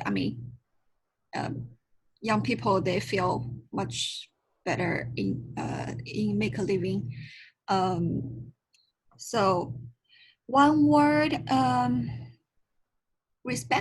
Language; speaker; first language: English; non-native, learner; Chinese